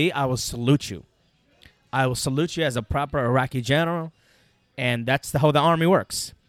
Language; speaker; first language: English; non-native, fluent; Arabic